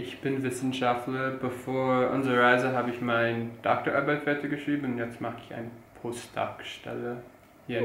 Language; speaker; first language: German; non-native, fluent; English